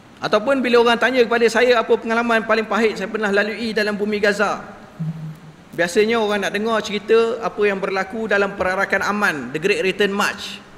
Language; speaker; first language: Malay; native; Malay